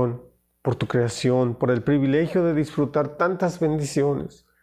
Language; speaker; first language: Spanish; native; Spanish